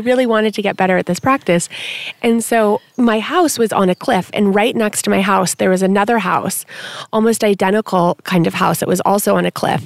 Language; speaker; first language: English; native; English